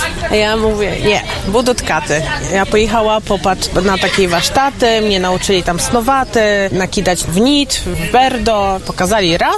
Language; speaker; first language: Polish; non-native, local second language; Ukrainian